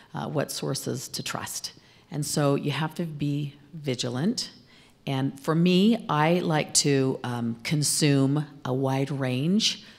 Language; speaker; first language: English; native; English